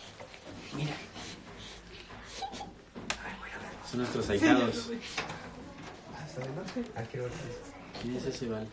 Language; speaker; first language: Spanish; native; Spanish